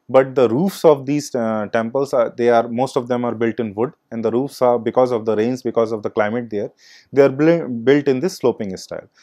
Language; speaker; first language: English; non-native, local second language; Hindi